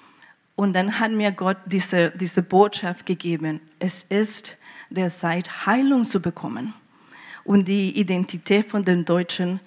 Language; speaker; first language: German; early bilingual, heritage; German